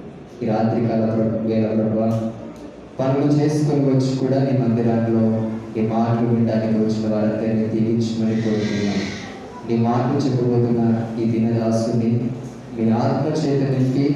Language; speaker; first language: Telugu; native; Telugu